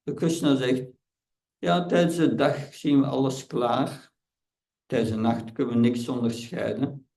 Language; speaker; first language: Dutch; non-native, fluent; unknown